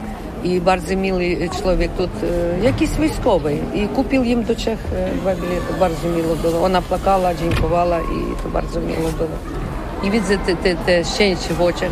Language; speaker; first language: Polish; non-native, learner; Ukrainian